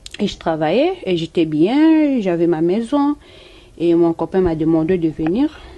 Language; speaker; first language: French; non-native, local second language; Lingala